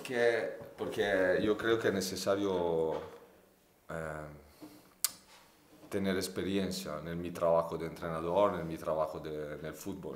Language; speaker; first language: Spanish; non-native, fluent; Italian